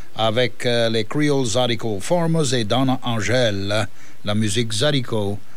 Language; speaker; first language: French; native; French